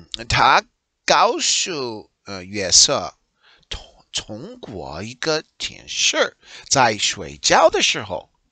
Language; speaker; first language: Chinese; non-native, learner; English